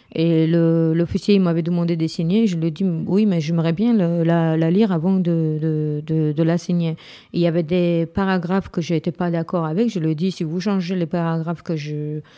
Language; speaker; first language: French; non-native, fluent; Romanian